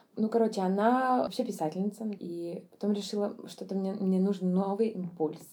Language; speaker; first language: Russian; early bilingual, heritage; Russian